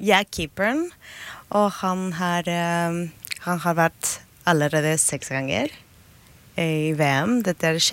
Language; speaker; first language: Norwegian; non-native, fluent; Spanish